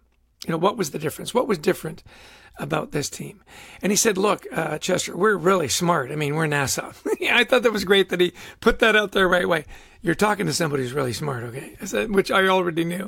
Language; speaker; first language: English; native; English